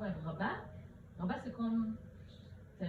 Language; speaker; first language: French; early bilingual, heritage; Hebrew